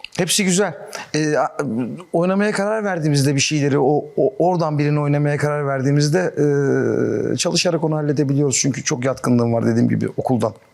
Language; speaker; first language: Turkish; native; Turkish